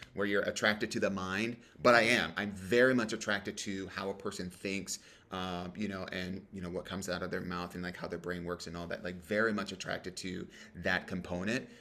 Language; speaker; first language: English; native; English